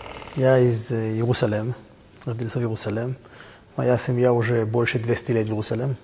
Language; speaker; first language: Russian; non-native, fluent; Hebrew